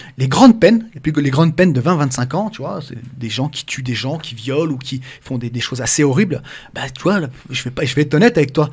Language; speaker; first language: French; early bilingual, other home language; Arabic